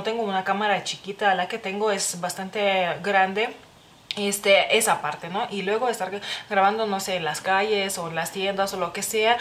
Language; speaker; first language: Spanish; non-native, fluent; Lithuanian